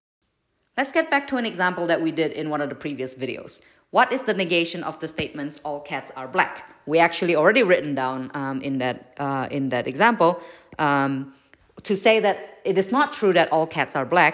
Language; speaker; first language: English; non-native, fluent; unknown